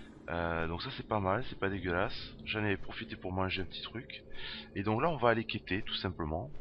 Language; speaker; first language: French; native; French